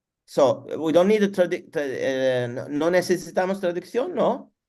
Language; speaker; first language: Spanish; non-native, learner; Turkish